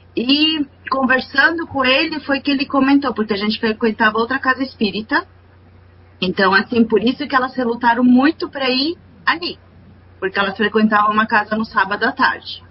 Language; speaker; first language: Portuguese; non-native, fluent; Spanish